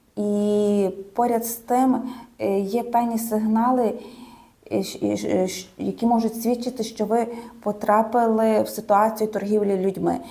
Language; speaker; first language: Ukrainian; native; Ukrainian